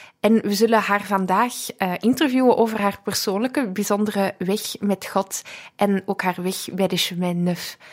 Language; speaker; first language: Dutch; native; Dutch